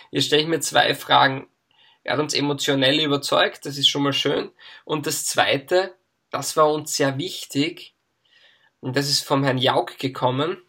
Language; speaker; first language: German; native; German